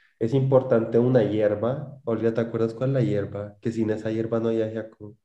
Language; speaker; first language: Spanish; native; Spanish